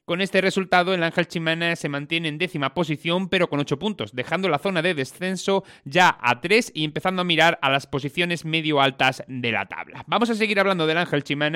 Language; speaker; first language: Spanish; native; Spanish